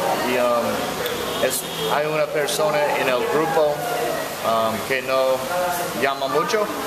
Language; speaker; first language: Spanish; non-native, learner; English